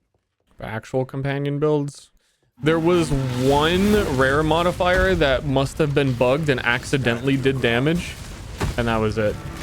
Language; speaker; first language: English; native; English